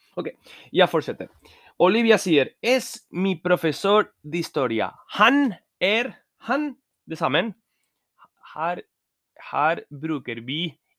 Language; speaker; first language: Norwegian; non-native, learner; Spanish